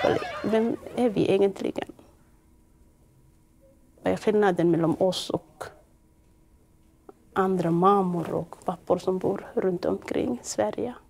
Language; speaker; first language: Swedish; non-native, fluent; Somali